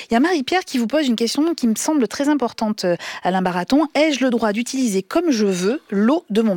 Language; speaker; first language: French; native; French